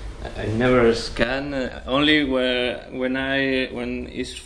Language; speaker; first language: English; non-native, learner; Spanish